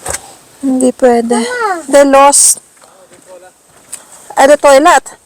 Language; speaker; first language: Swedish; non-native, learner; Filipino